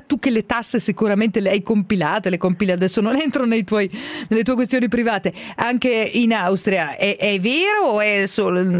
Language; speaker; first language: Italian; native; Italian